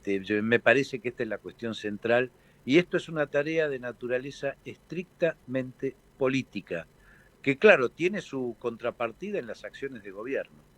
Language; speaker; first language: Spanish; native; Spanish